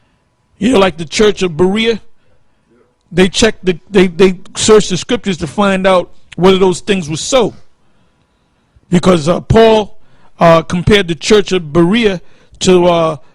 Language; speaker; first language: English; native; English